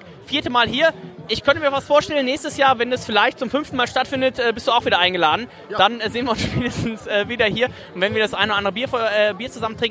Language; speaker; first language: German; native; German